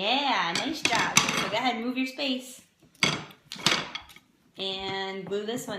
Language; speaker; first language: English; native; English